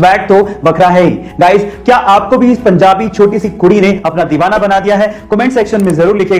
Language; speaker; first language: Hindi; native; Hindi